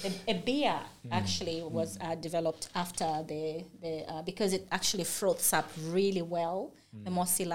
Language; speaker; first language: English; non-native, local second language; Bemba